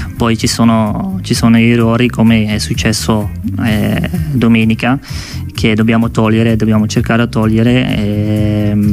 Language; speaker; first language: Italian; non-native, fluent; Dutch